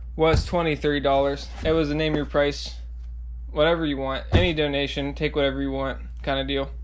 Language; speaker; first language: English; native; English